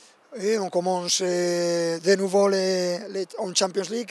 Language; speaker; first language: French; non-native, fluent; Spanish